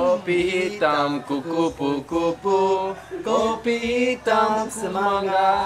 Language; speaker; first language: Indonesian; non-native, learner; English